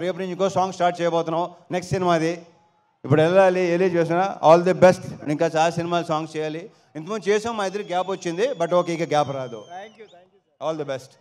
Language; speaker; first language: Telugu; native; Telugu